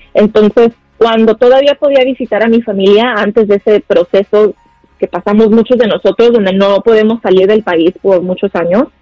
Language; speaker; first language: Spanish; native; Spanish